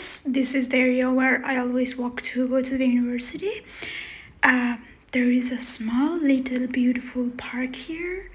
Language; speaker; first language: English; non-native, fluent; Persian